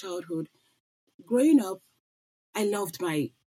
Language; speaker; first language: English; non-native, local second language; Igbo